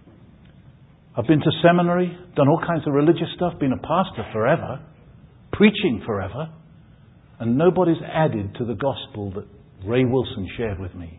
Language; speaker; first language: English; native; English